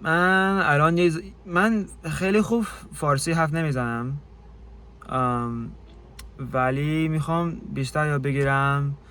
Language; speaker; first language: Persian; early bilingual, heritage; English